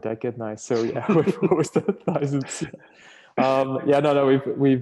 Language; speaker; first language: English; native; English